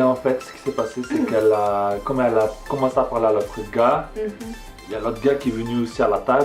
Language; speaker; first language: French; native; French